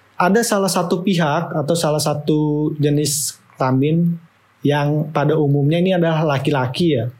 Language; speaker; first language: Indonesian; native; Indonesian